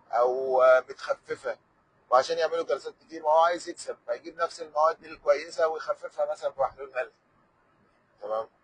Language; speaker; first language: Arabic; native; Arabic